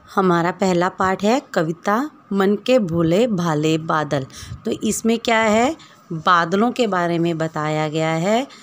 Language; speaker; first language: Hindi; native; Hindi